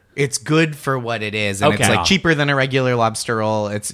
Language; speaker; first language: English; native; English